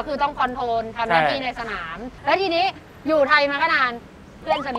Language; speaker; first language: Thai; native; Thai